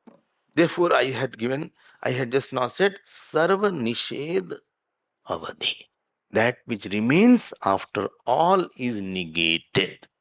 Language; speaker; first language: English; non-native, local second language; Hindi